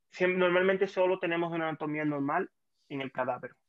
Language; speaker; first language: Spanish; native; Spanish